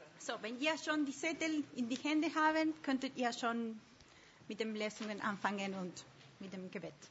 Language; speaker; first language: German; non-native, learner; Spanish